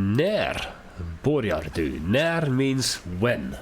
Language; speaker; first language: Swedish; non-native, learner; English